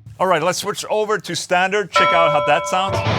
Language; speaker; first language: English; non-native, fluent; Swedish